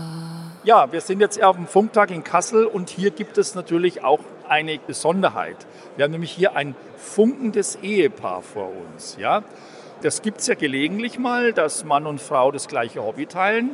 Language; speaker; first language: German; native; German